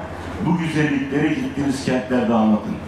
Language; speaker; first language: Turkish; native; Turkish